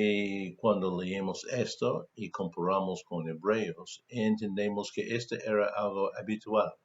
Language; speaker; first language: Spanish; non-native, fluent; English